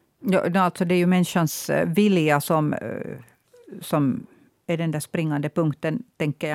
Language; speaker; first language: Swedish; native; Swedish